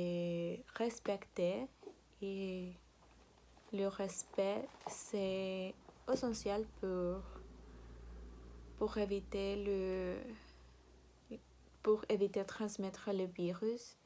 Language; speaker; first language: French; non-native, learner; Spanish